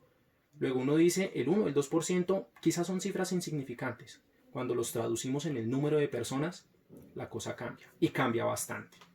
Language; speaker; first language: Spanish; native; Spanish